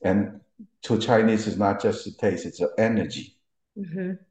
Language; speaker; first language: English; early bilingual, other home language; Cantonese